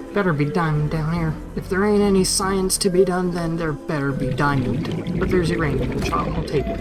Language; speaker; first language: English; native; English